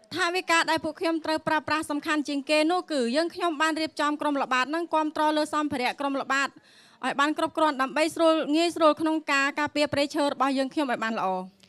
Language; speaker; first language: Khmer; non-native, local second language; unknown